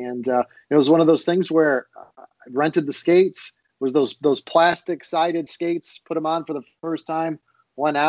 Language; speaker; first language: English; native; English